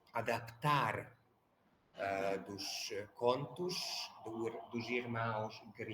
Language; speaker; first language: Portuguese; non-native, learner; Hungarian